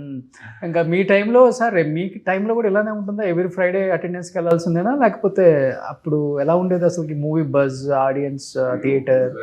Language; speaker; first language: Telugu; native; Telugu